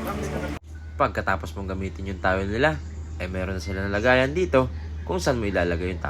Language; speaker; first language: Filipino; native; Filipino